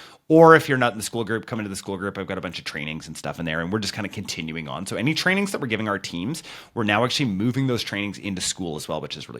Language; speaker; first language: English; native; English